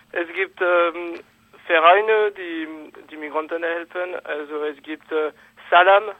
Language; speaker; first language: German; non-native, fluent; French